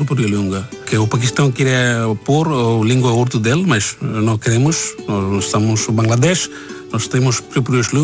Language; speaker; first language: Portuguese; non-native, learner; Bangla